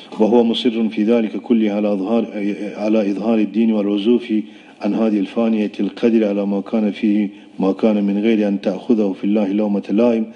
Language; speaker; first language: Arabic; non-native, local second language; Pashto